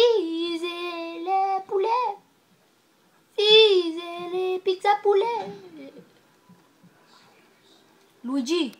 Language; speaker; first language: French; native; French